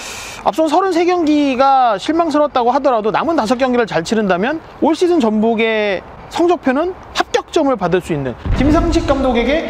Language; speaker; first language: Korean; native; Korean